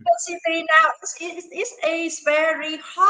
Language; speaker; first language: English; non-native, learner; Vietnamese